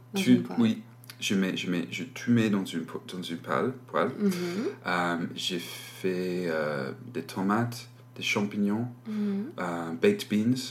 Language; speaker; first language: French; non-native, learner; English